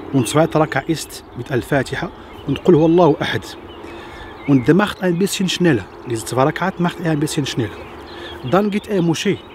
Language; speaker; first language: German; non-native, fluent; Arabic